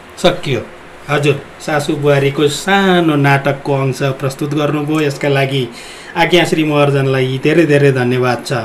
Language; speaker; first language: Nepali; non-native, local second language; Newari